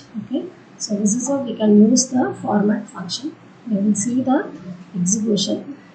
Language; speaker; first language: English; non-native, local second language; Tamil